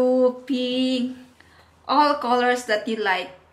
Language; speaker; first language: English; non-native, learner; Filipino